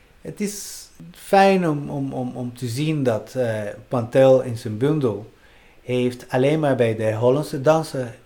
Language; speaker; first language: Dutch; non-native, fluent; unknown